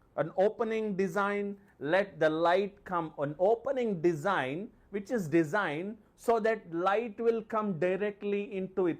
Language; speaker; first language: English; non-native, local second language; Telugu